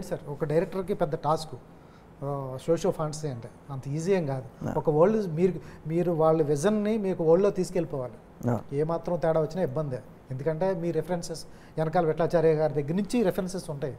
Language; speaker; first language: Telugu; native; Telugu